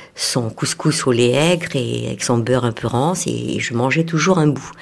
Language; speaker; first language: French; native; French